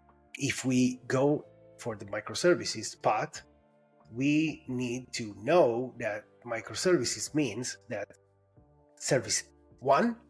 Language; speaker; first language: English; non-native, fluent; Italian